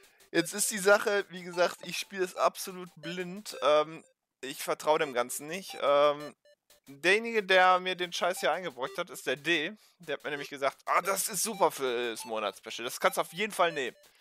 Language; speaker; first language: German; native; German